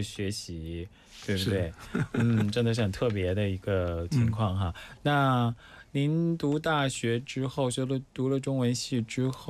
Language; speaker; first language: Chinese; native; Chinese